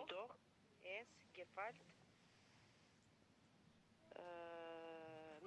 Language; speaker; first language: German; non-native, learner; Macedonian